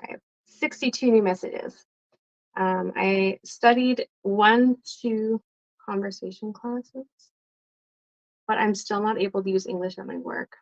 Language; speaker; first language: English; non-native, fluent; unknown